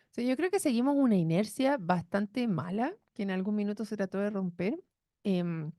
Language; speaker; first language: Spanish; native; Spanish